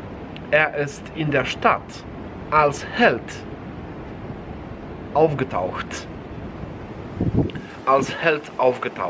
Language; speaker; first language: German; non-native, fluent; Polish